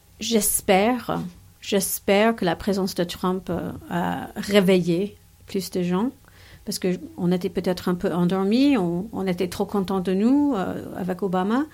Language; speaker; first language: French; non-native, fluent; English